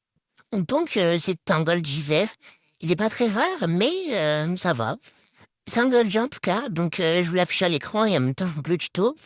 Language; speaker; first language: French; native; French